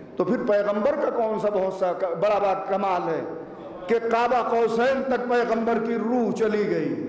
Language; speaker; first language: Urdu; native; Urdu